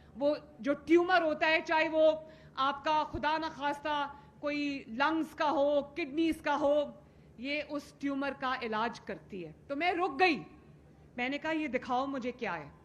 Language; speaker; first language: Urdu; native; Urdu